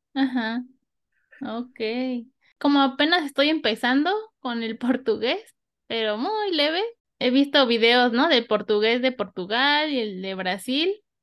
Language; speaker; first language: Spanish; native; Spanish